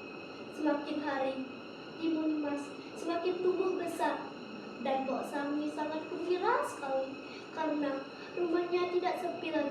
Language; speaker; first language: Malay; non-native, local second language; Balinese